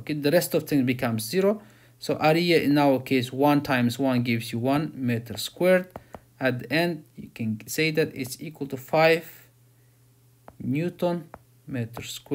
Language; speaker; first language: English; non-native, fluent; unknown